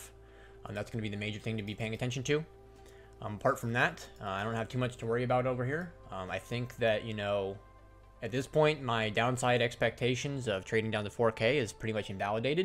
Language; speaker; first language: English; native; English